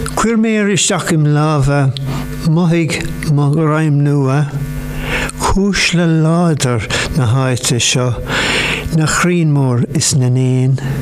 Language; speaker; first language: Irish; non-native, local second language; English